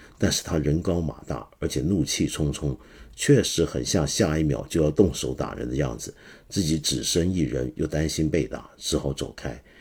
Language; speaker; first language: Chinese; non-native, local second language; Cantonese